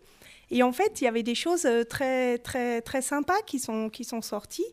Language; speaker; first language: French; native; French